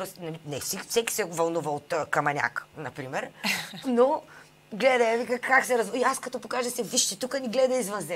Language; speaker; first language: Bulgarian; native; Bulgarian